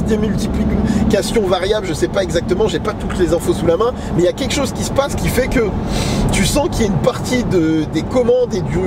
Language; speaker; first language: French; native; French